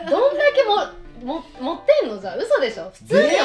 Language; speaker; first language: Japanese; native; Japanese